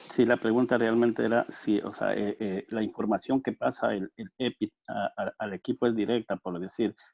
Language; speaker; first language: Spanish; native; Spanish